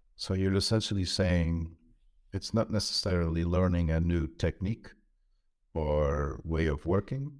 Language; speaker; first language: English; non-native, fluent; Dutch